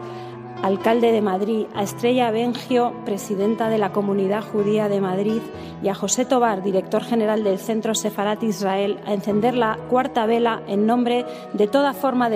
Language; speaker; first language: Spanish; native; Spanish